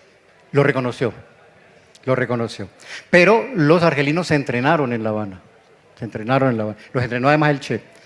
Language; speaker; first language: Spanish; native; Spanish